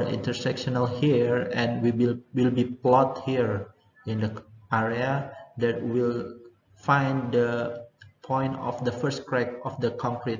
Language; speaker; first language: English; non-native, learner; Indonesian